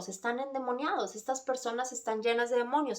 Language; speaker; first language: Spanish; native; Spanish